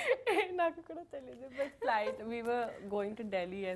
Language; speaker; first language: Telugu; non-native, local second language; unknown